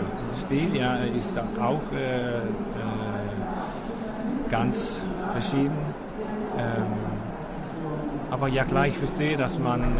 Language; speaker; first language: German; non-native, learner; Danish